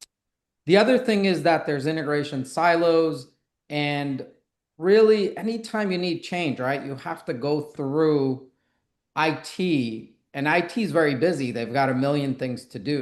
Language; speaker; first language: English; native; English